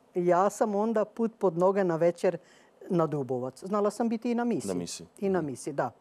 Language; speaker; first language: Croatian; native; Croatian